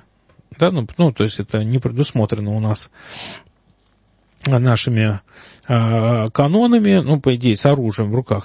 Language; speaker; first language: Russian; native; Russian